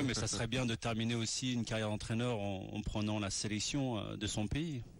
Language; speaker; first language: French; native; French